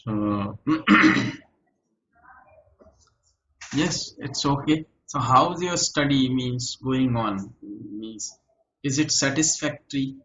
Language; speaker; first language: English; native; English